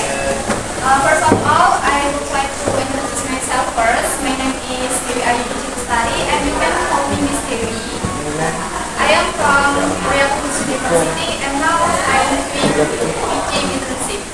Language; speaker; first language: English; non-native, fluent; Indonesian